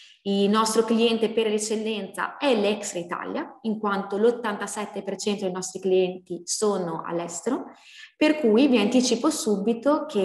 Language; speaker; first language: Italian; native; Italian